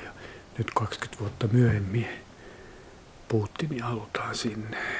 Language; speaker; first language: Finnish; native; Finnish